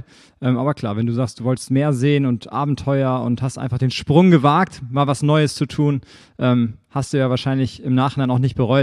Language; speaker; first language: German; native; German